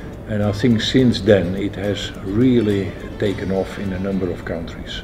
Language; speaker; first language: English; non-native, fluent; Dutch